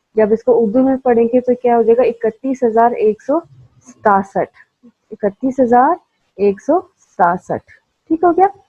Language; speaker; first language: Urdu; native; Urdu